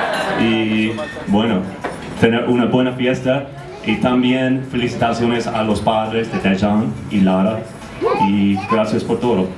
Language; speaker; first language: Spanish; non-native, learner; English